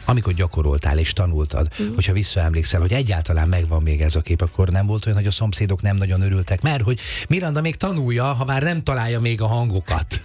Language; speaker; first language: Hungarian; native; Hungarian